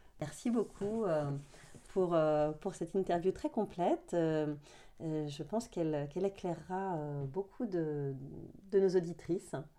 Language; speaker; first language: French; native; French